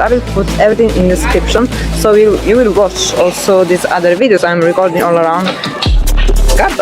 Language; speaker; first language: English; non-native, fluent; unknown